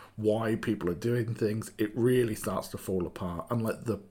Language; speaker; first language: English; native; English